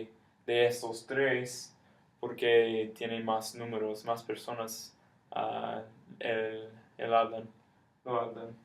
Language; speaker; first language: Spanish; non-native, fluent; English